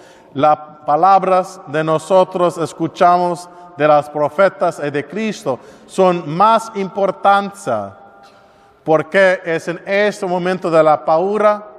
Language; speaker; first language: Spanish; non-native, learner; English